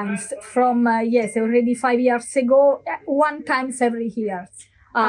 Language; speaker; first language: English; non-native, learner; Italian